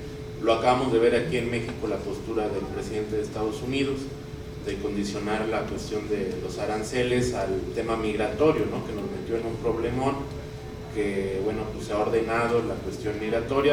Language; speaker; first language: Spanish; native; Spanish